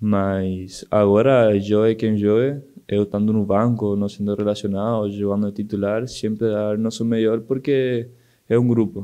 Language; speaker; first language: Portuguese; non-native, local second language; Spanish